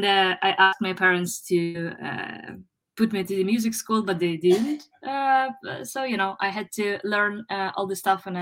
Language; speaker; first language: English; non-native, fluent; Ukrainian